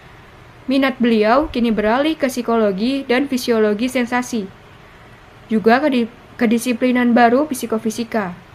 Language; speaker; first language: Indonesian; native; Indonesian